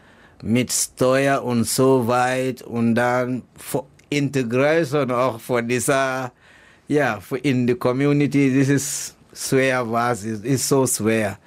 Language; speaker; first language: German; non-native, learner; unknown